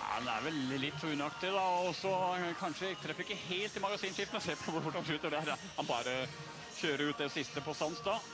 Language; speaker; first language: Norwegian; native; Norwegian